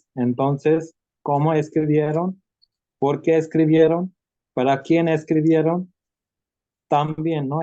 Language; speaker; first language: Spanish; non-native, learner; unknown